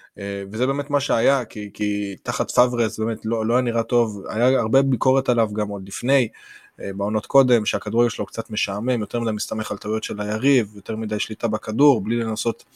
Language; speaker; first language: Hebrew; native; Hebrew